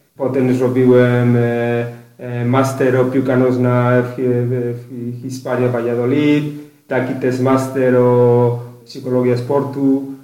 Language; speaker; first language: Polish; non-native, learner; Spanish